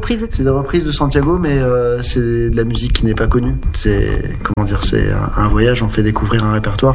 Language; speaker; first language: French; native; French